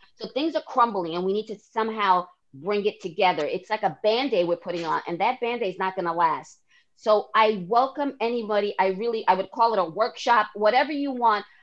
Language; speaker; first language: English; native; English